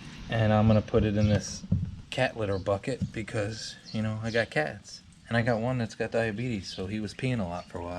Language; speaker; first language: English; native; English